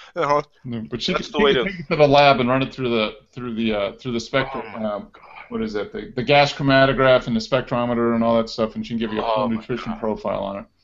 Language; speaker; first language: English; native; English